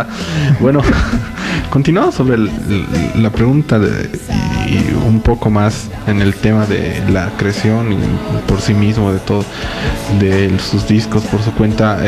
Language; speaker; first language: Spanish; native; Spanish